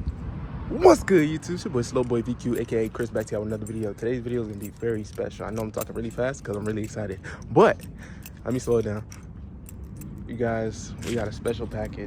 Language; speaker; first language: English; native; English